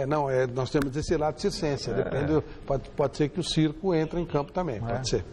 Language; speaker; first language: Portuguese; native; Portuguese